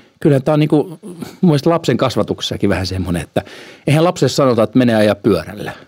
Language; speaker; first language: Finnish; early bilingual, heritage; Finnish